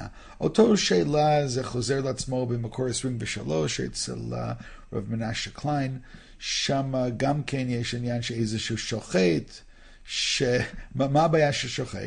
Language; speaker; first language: Hebrew; non-native, fluent; English